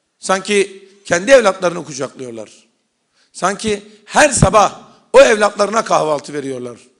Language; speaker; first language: Turkish; native; Turkish